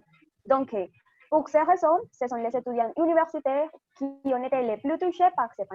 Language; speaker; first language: French; non-native, fluent; Spanish